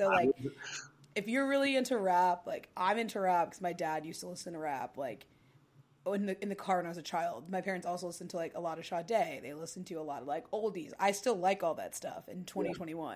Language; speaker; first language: English; native; English